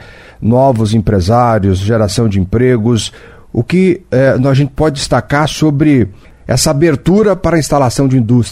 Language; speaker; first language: Portuguese; native; Portuguese